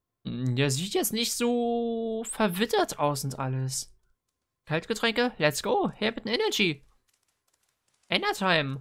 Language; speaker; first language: German; native; German